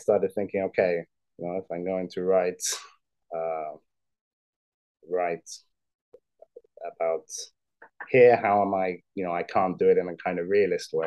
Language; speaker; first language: English; native; English